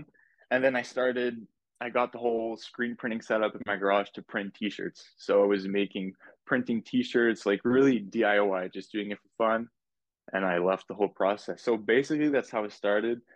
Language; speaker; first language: English; native; English